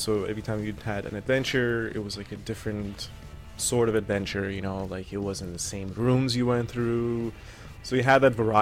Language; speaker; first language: English; non-native, fluent; Persian